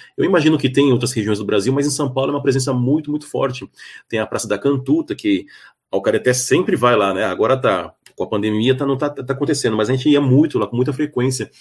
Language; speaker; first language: Portuguese; native; Portuguese